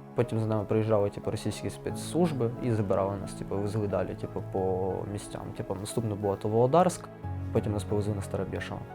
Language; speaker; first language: Ukrainian; native; Ukrainian